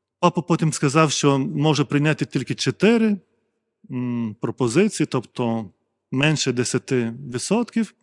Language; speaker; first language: Ukrainian; non-native, fluent; Lithuanian